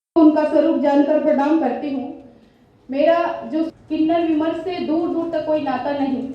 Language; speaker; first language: Hindi; native; Hindi